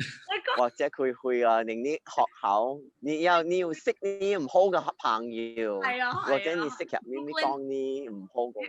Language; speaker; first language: Cantonese; early bilingual, heritage; Cantonese